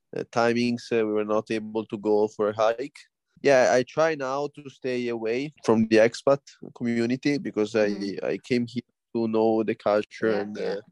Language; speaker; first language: English; non-native, fluent; Italian